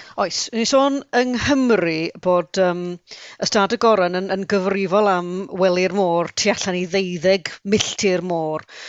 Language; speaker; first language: Welsh; native; Welsh